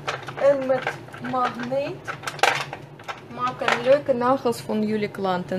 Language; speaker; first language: Dutch; non-native, fluent; Russian